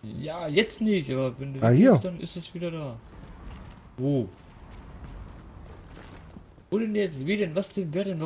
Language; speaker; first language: German; native; German